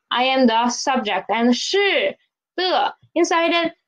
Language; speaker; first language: English; non-native, fluent; Chinese